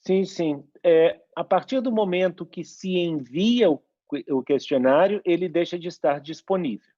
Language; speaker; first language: Portuguese; native; Portuguese